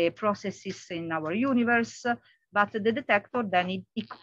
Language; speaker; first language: English; non-native, fluent; Italian